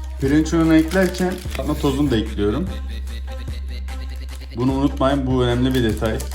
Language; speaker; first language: Turkish; native; Turkish